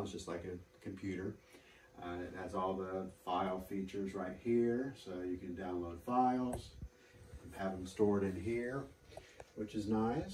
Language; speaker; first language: English; native; English